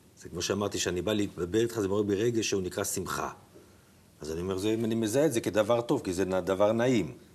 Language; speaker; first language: Hebrew; native; Hebrew